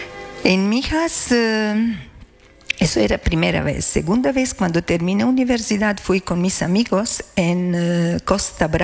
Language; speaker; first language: Spanish; non-native, learner; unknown